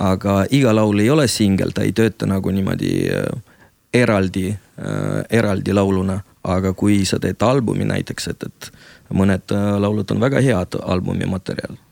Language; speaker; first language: Estonian; non-native, local second language; Russian